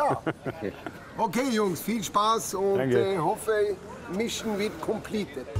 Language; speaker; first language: German; non-native, fluent; Norwegian